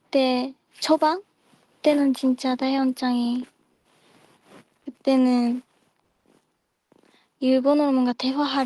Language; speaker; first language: Korean; non-native, fluent; Japanese